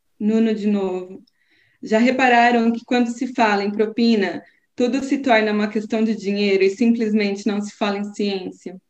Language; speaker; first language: Portuguese; native; Portuguese